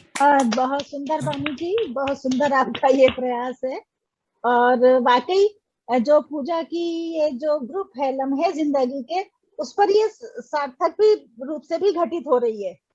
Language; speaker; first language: Hindi; native; Hindi